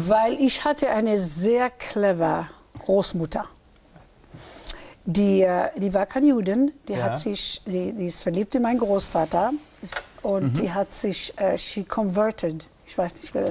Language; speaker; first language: German; early bilingual, heritage; German